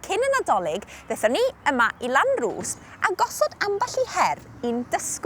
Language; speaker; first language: Welsh; native; Welsh